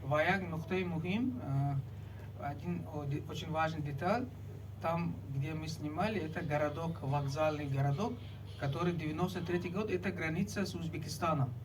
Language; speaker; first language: Russian; non-native, local second language; Tajik